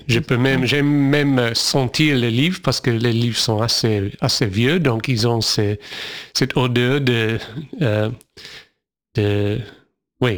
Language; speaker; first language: French; non-native, fluent; English